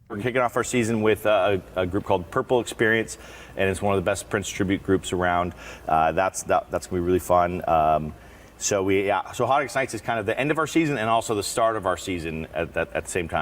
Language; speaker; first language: English; native; English